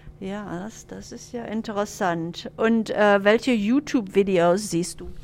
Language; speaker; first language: German; non-native, fluent; English